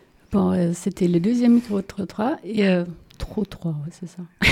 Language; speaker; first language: French; non-native, fluent; German